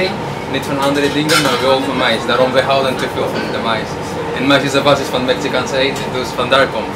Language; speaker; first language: Dutch; non-native, learner; Spanish